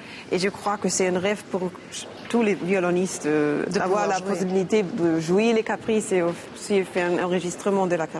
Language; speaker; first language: French; non-native, learner; German